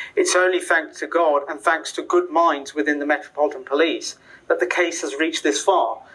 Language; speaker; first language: English; native; English